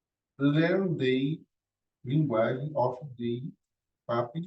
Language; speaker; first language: English; non-native, learner; Portuguese